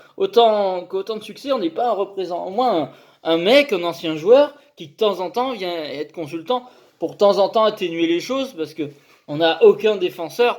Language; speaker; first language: French; native; French